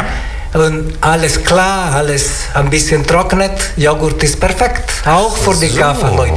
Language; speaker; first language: German; non-native, learner; Italian